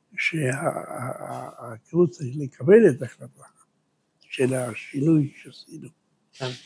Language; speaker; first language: Hebrew; early bilingual, other home language; Spanish